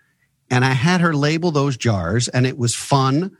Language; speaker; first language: English; native; English